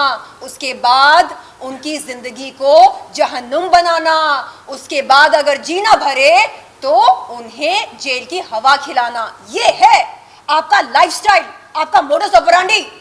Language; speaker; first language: Hindi; native; Hindi